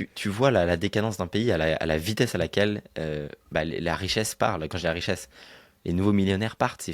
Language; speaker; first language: French; native; French